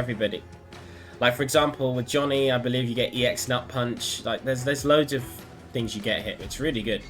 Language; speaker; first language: English; native; English